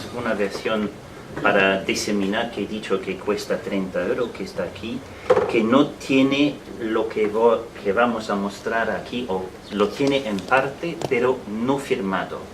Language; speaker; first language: Spanish; non-native, fluent; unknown